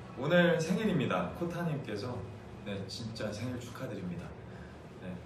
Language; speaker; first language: Korean; native; Korean